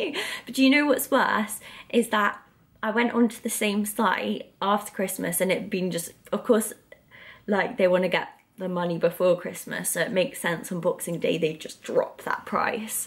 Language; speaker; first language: English; native; English